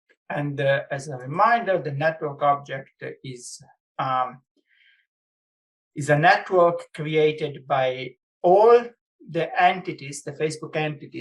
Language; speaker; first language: English; non-native, fluent; Italian